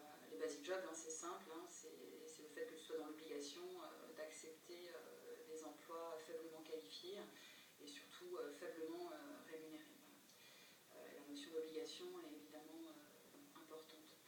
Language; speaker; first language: French; native; French